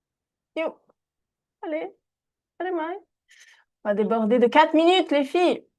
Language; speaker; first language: French; native; French